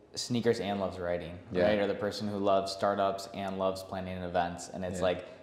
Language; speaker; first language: English; native; English